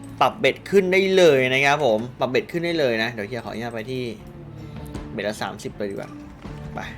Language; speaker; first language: Thai; native; Thai